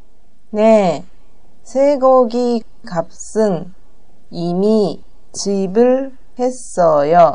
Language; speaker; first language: Korean; non-native, learner; Japanese